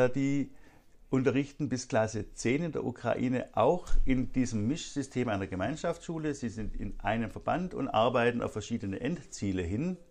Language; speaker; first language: German; native; German